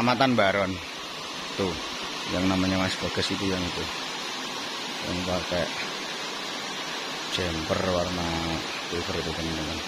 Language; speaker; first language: Indonesian; non-native, local second language; Javanese